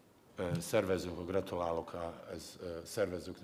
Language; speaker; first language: Hungarian; non-native, fluent; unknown